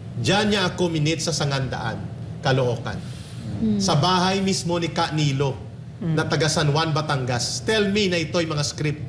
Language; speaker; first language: Filipino; non-native, local second language; Hiligaynon